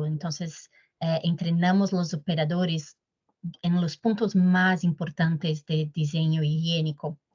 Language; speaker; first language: Spanish; non-native, fluent; Portuguese